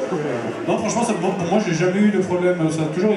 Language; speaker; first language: French; native; French